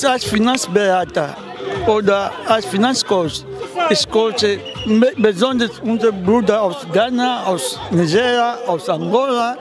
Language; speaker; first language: German; non-native, learner; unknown